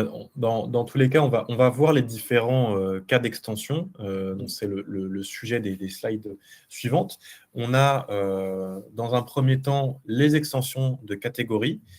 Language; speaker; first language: French; native; French